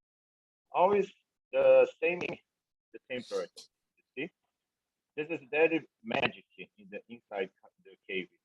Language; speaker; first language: English; non-native, learner; Portuguese